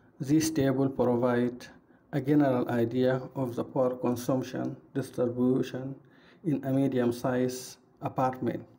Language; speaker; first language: English; non-native, fluent; Arabic